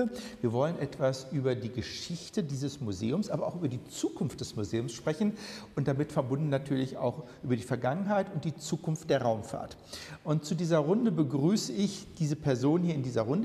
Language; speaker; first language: German; native; German